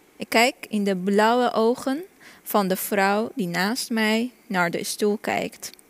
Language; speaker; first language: Dutch; non-native, fluent; Persian